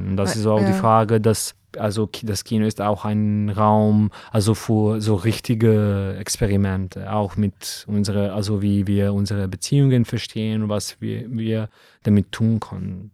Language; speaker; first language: German; non-native, fluent; Serbian